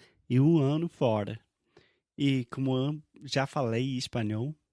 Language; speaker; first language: Portuguese; non-native, fluent; English